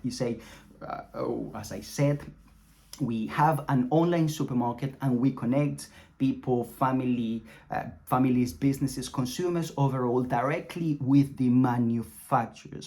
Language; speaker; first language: English; non-native, fluent; Spanish